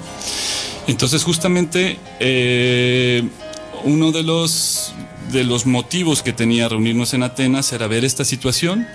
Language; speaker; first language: Spanish; native; Spanish